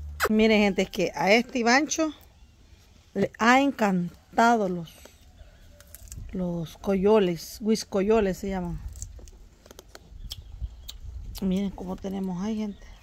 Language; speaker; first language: Spanish; native; Spanish